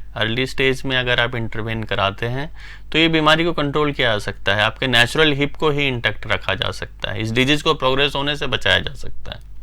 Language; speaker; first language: Hindi; native; Hindi